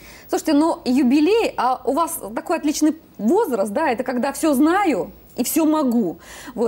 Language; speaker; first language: Russian; native; Russian